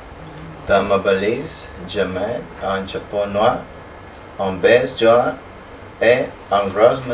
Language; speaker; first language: French; non-native, learner; Spanish